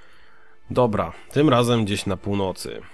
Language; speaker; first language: Polish; native; Polish